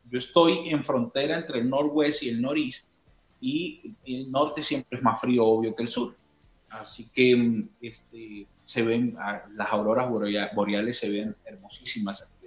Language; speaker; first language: Spanish; native; Spanish